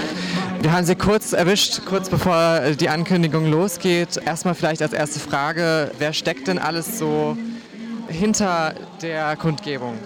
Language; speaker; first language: German; native; German